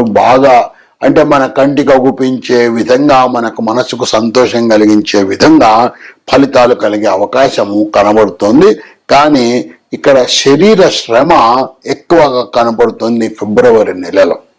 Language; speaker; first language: Telugu; native; Telugu